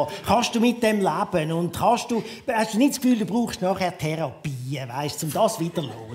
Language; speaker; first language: German; native; German